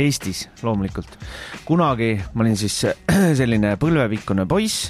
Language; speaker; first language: Estonian; native; Estonian